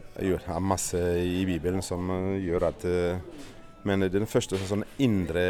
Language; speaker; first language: Norwegian; non-native, fluent; Portuguese